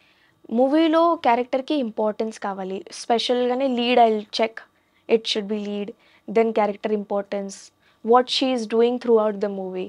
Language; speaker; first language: Telugu; non-native, learner; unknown